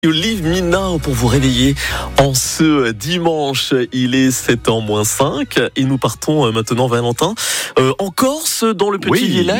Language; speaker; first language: French; native; French